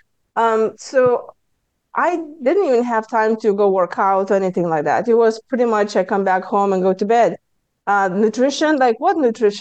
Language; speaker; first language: English; non-native, fluent; Lithuanian